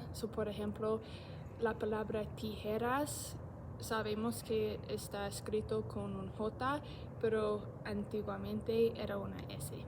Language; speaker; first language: Spanish; non-native, learner; English